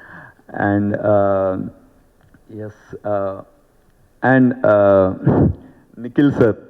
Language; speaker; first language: Tamil; non-native, learner; Kannada